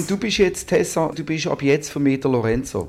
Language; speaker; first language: German; native; German